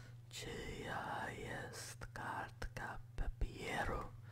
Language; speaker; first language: Polish; non-native, learner; English